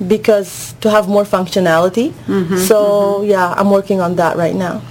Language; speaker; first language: English; non-native, fluent; Arabic